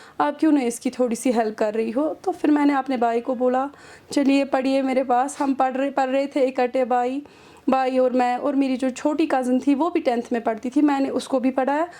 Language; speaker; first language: Urdu; non-native, local second language; Kashmiri